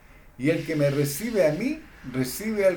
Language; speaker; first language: Spanish; native; Spanish